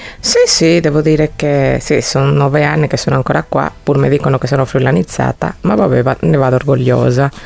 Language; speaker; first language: Italian; non-native, fluent; Spanish